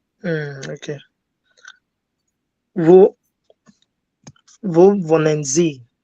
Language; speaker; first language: German; non-native, learner; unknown